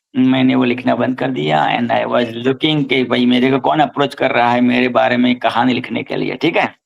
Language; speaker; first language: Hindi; non-native, local second language; Gujarati